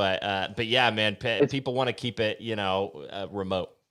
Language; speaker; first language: English; native; English